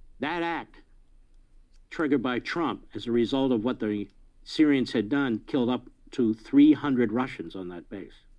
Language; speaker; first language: English; native; English